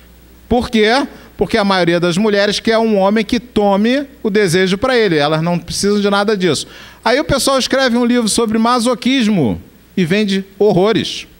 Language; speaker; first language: Portuguese; native; Portuguese